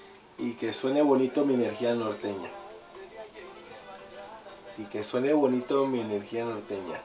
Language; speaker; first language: Spanish; early bilingual, heritage; Spanish